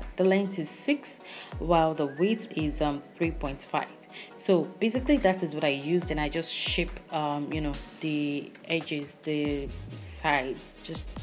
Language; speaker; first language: English; non-native, local second language; Yoruba